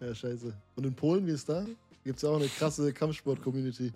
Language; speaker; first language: German; native; German